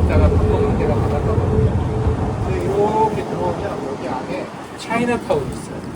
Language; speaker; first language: Korean; native; Korean